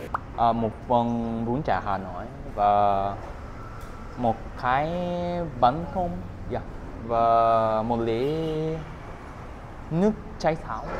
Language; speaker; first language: Vietnamese; non-native, learner; Japanese